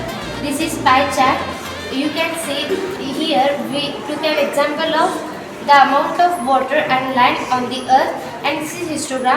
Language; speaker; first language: English; non-native, learner; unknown